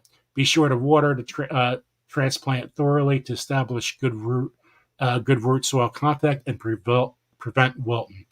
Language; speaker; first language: English; native; English